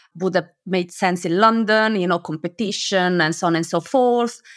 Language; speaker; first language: English; non-native, fluent; Italian